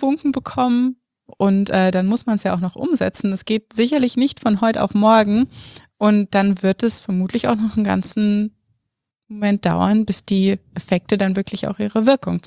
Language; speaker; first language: German; native; German